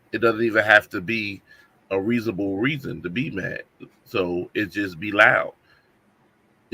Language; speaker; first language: English; native; English